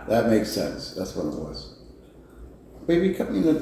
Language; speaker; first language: English; native; English